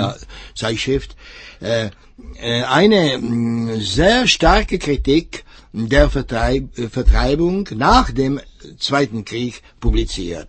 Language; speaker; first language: German; non-native, fluent; Czech